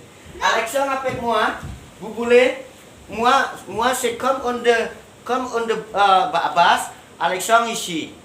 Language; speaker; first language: French; non-native, learner; Indonesian